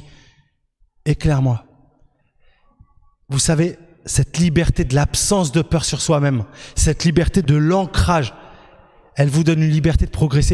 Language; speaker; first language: French; native; French